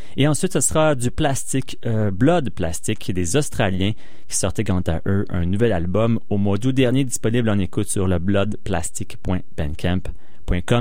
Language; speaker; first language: French; native; French